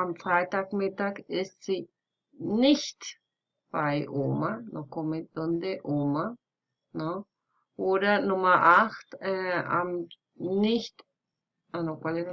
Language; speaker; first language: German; non-native, fluent; Spanish